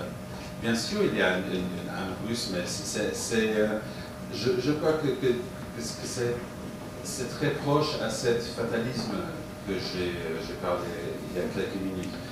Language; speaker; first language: French; non-native, fluent; English